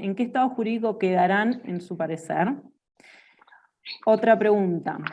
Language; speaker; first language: Spanish; native; Spanish